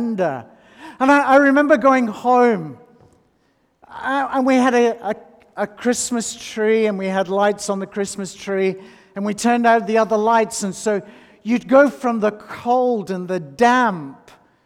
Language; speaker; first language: English; native; English